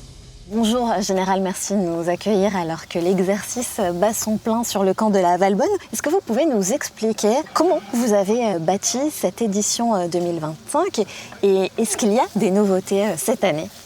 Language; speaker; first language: French; native; French